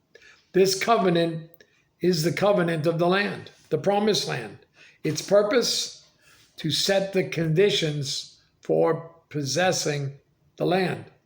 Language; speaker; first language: English; native; English